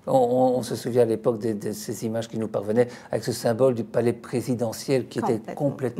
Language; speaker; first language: French; native; French